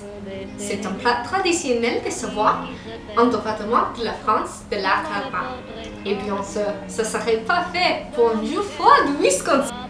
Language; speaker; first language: French; non-native, learner; English